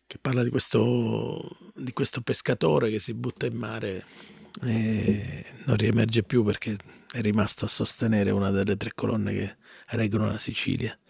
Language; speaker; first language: Italian; native; Italian